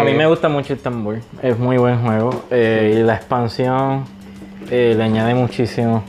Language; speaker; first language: Spanish; native; Spanish